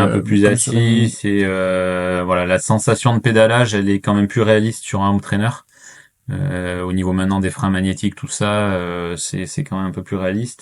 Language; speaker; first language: French; native; French